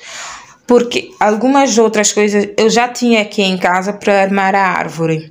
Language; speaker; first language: Portuguese; non-native, local second language; Kabuverdianu